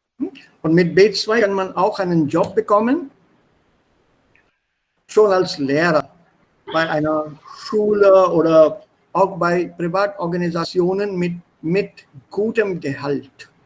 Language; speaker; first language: German; non-native, fluent; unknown